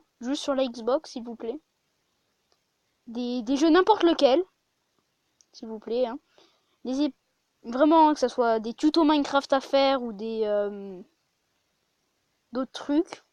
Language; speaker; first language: French; native; French